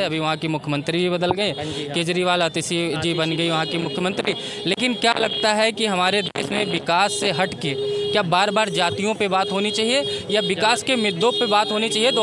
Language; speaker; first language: Hindi; native; Hindi